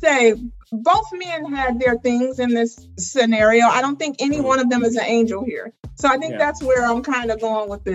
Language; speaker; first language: English; native; English